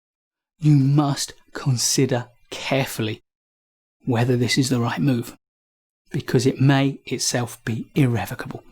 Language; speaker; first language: English; native; English